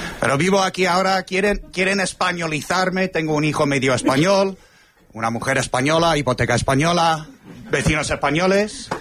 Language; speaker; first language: Spanish; non-native, fluent; English